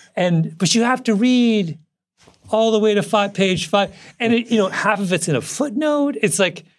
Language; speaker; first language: English; native; English